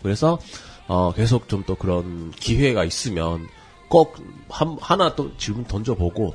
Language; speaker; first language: Korean; non-native, fluent; Japanese